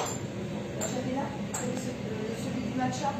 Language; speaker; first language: French; native; French